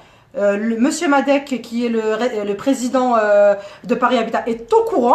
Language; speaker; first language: French; native; French